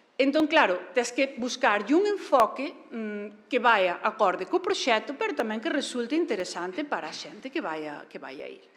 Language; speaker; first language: Galician; native; Galician